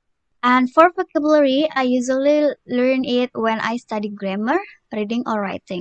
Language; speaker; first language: English; non-native, learner; Indonesian